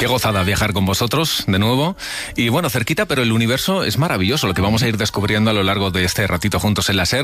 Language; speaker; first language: Spanish; native; Spanish